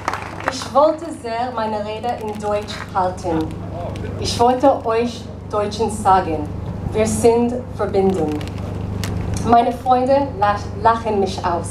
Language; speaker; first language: German; non-native, learner; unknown